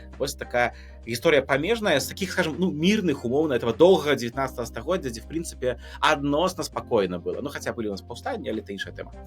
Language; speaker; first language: Belarusian; non-native, local second language; Russian